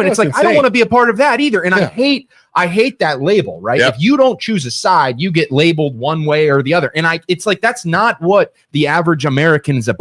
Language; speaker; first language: English; native; English